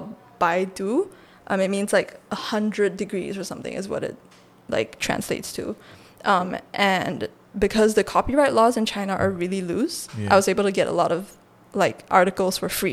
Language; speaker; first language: English; non-native, local second language; Chinese